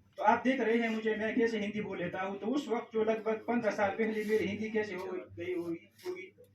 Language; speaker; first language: Hindi; non-native, fluent; Pashto